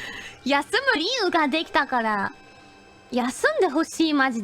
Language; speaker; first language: Japanese; non-native, fluent; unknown